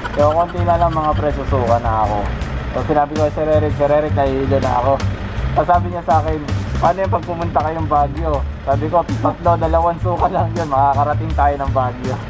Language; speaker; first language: Filipino; native; Filipino